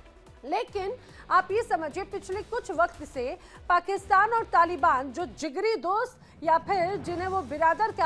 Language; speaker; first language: Hindi; native; Hindi